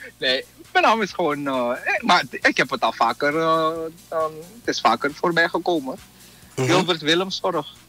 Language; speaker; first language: Dutch; native; Dutch